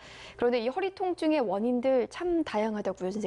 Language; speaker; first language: Korean; native; Korean